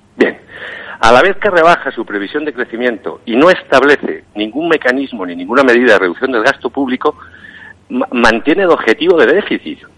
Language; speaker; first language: Spanish; native; Spanish